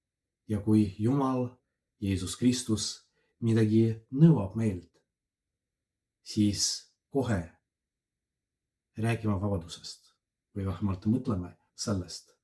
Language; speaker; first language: Estonian; non-native, fluent; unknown